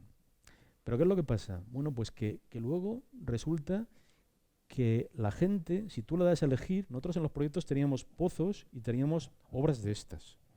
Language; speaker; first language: Spanish; native; Spanish